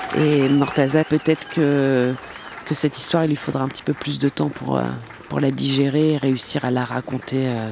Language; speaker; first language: French; native; French